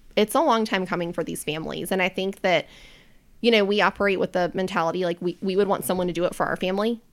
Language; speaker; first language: English; native; English